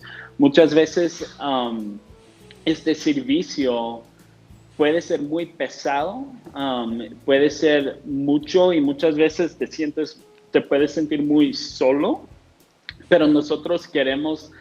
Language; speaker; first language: Spanish; non-native, fluent; English